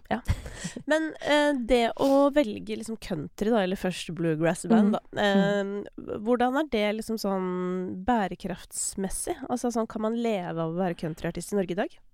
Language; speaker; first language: Norwegian; native; Norwegian